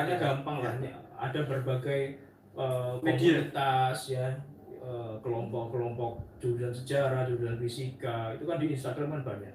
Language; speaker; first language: Indonesian; native; Indonesian